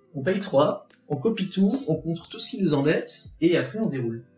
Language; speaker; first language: French; native; French